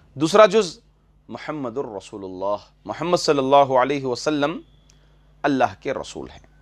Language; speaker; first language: Urdu; native; Urdu